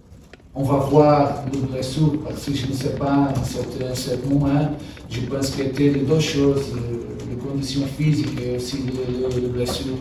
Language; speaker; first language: French; non-native, learner; Portuguese